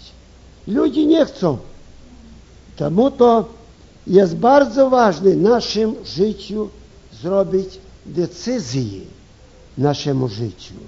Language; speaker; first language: Polish; early bilingual, heritage; Ukrainian